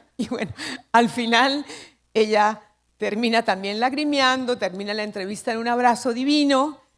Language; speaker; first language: Spanish; native; Spanish